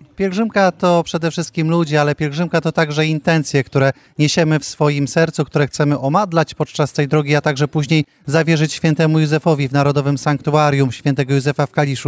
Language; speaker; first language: Polish; native; Polish